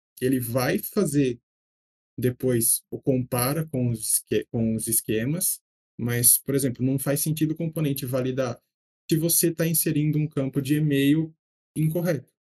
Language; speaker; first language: Portuguese; native; Portuguese